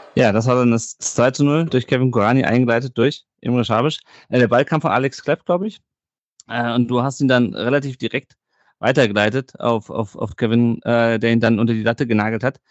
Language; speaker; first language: German; native; German